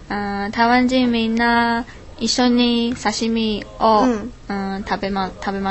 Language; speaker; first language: Japanese; non-native, learner; Chinese